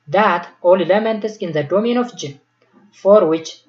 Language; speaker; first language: English; non-native, local second language; Amharic